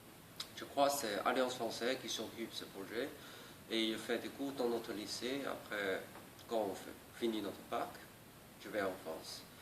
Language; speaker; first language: French; non-native, learner; Chinese